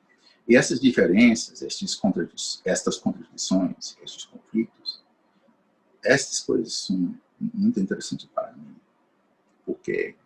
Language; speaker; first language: Portuguese; non-native, fluent; English